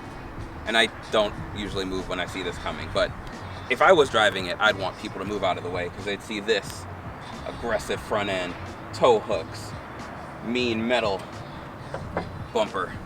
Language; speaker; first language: English; native; English